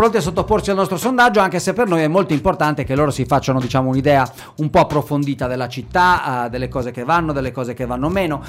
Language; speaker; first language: Italian; native; Italian